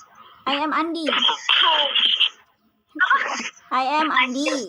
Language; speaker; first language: English; non-native, learner; Indonesian